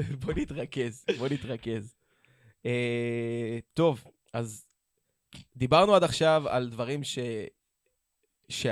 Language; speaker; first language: Hebrew; native; Hebrew